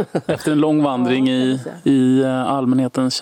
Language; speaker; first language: Swedish; native; Swedish